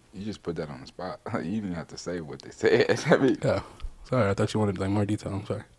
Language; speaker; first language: English; native; English